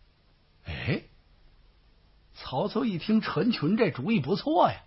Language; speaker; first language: Chinese; native; Chinese